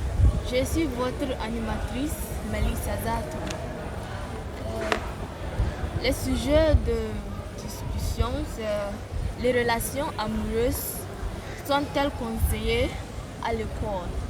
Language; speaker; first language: French; non-native, fluent; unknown